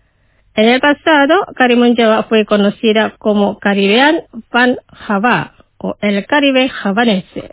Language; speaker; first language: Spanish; non-native, fluent; Indonesian